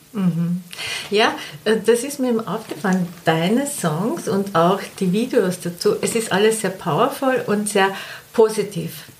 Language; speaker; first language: German; native; German